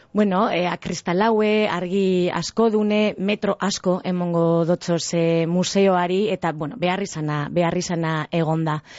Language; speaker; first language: Basque; native; Basque